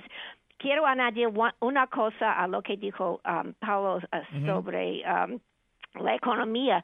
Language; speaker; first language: Spanish; non-native, fluent; English